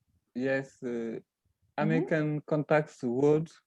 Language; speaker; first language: English; non-native, learner; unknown